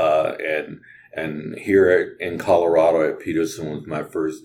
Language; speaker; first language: English; native; English